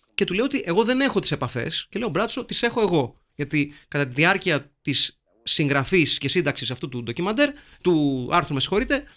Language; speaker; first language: Greek; native; Greek